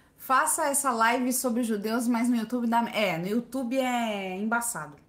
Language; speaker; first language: Portuguese; native; Portuguese